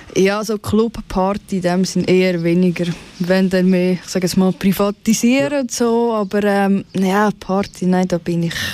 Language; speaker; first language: German; native; German